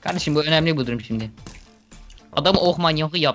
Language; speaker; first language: Turkish; native; Turkish